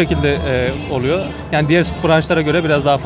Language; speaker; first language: Turkish; native; Turkish